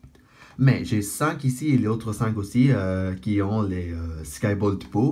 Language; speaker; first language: French; non-native, fluent; English